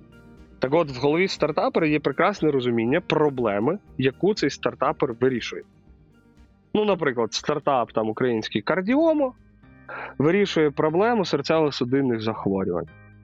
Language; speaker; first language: Ukrainian; native; Ukrainian